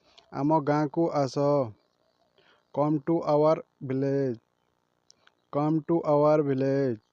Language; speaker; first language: English; non-native, learner; Odia